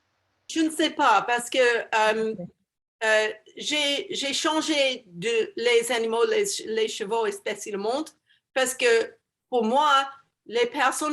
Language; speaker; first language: French; non-native, learner; English